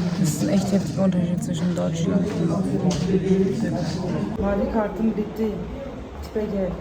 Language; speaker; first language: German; early bilingual, other home language; Turkish